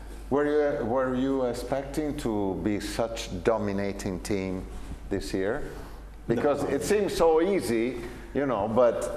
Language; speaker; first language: English; non-native, fluent; Italian